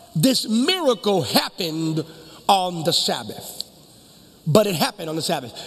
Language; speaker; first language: English; early bilingual, other home language; Spanish